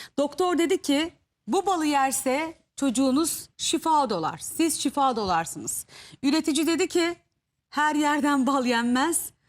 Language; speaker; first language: Turkish; native; Turkish